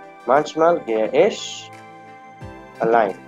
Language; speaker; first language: German; non-native, learner; Hindi